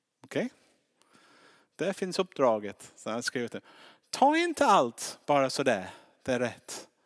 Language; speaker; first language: Swedish; non-native, fluent; English